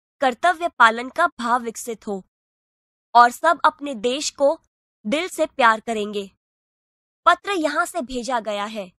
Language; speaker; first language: Hindi; non-native, local second language; Gujarati